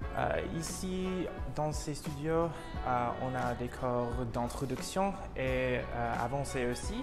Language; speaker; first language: French; non-native, learner; English